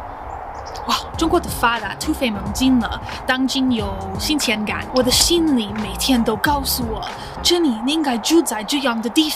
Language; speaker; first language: Chinese; non-native, learner; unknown